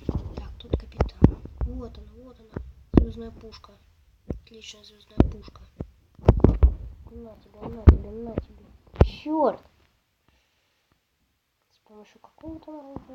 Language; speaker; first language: Russian; native; Russian